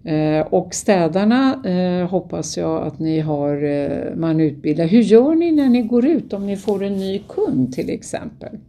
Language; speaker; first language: Swedish; native; Swedish